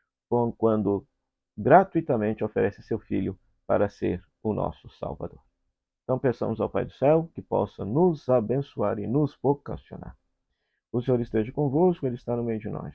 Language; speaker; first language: Portuguese; native; Portuguese